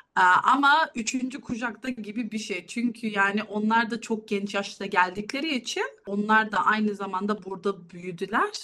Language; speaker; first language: Turkish; early bilingual, heritage; Turkish